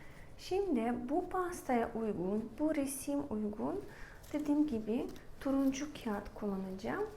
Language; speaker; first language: Turkish; non-native, learner; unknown